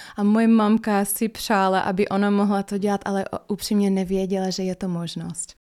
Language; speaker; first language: Czech; non-native, fluent; English